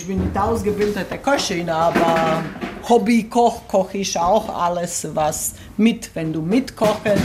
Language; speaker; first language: German; non-native, learner; Bosnian